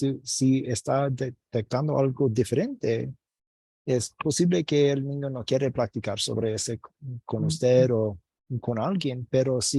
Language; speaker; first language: Spanish; non-native, fluent; English